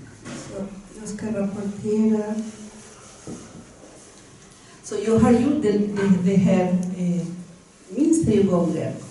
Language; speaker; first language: Swedish; non-native, fluent; Spanish